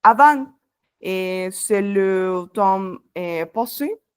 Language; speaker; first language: French; non-native, fluent; Spanish